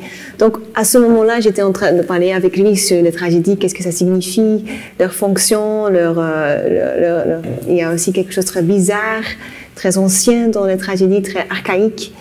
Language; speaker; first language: French; non-native, local second language; Dutch